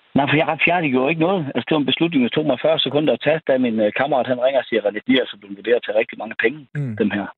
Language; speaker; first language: Danish; native; Danish